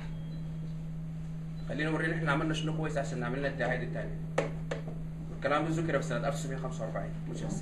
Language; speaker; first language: Arabic; non-native, local second language; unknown